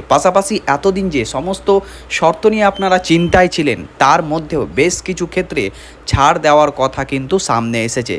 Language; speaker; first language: Bangla; native; Bangla